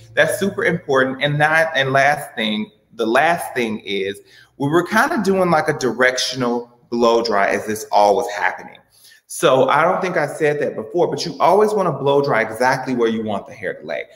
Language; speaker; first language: English; native; English